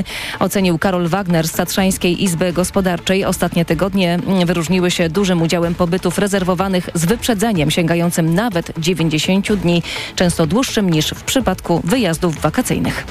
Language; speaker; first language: Polish; native; Polish